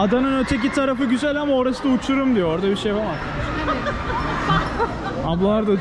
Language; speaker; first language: Turkish; native; Turkish